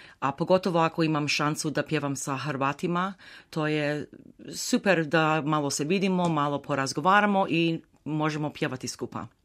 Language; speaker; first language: Croatian; early bilingual, heritage; Croatian